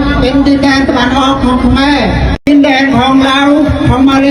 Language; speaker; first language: Thai; non-native, learner; Khmer